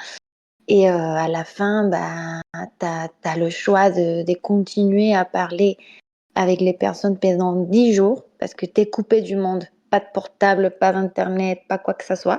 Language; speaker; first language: French; non-native, fluent; Spanish